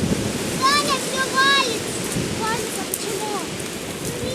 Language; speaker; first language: Russian; native; Russian